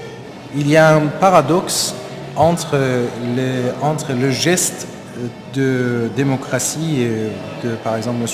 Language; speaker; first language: French; non-native, learner; Persian